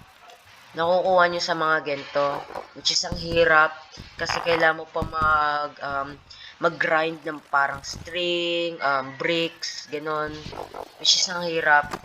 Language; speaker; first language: Filipino; native; Filipino